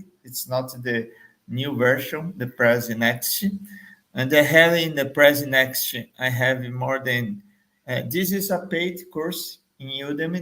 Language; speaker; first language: English; non-native, fluent; Portuguese